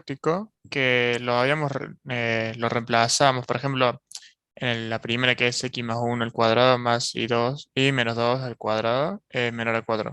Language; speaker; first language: Spanish; native; Spanish